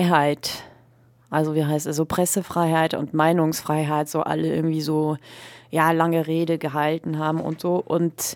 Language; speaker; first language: German; native; German